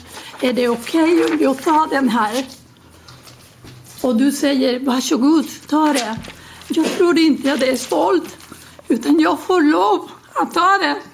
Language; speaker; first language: Swedish; non-native, learner; Spanish